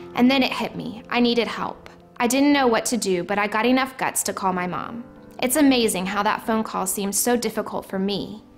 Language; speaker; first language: English; native; English